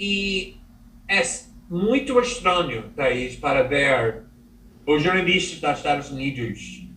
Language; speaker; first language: Portuguese; non-native, fluent; English